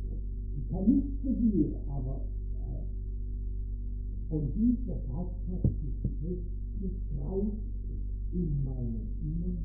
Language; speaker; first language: German; native; German